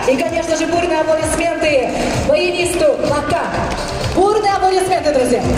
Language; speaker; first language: Russian; native; Russian